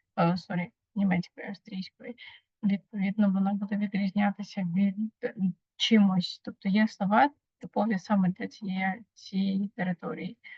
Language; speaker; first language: Ukrainian; native; Ukrainian